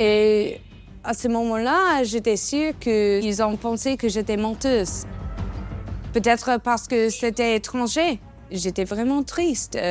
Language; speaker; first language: French; non-native, learner; English